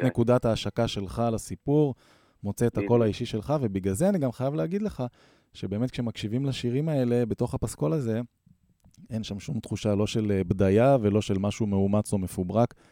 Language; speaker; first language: Hebrew; native; Hebrew